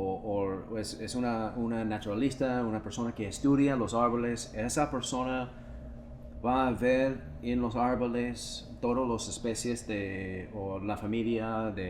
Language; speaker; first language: Spanish; non-native, fluent; English